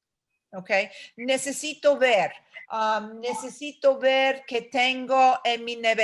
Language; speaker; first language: Spanish; non-native, fluent; English